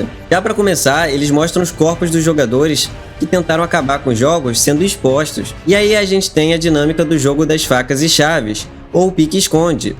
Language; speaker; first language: Portuguese; native; Portuguese